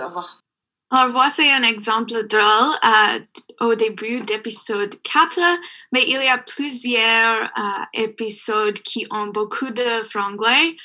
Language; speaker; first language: French; non-native, learner; English